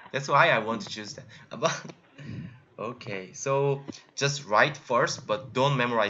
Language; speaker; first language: English; non-native, learner; Korean